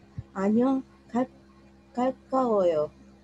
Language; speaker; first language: Korean; non-native, learner; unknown